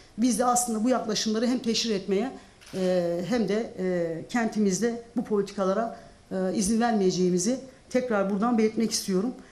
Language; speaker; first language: Turkish; non-native, local second language; Zaza